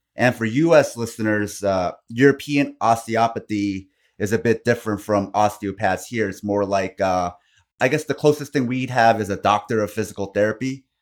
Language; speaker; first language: English; non-native, fluent; Korean